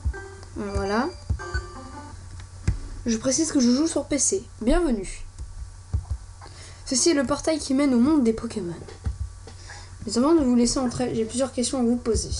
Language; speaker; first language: French; native; French